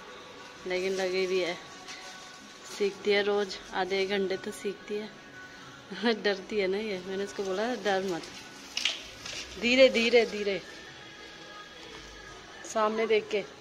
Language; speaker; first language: Hindi; native; Hindi